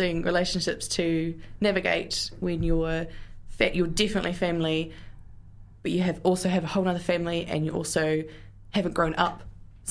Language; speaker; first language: English; native; English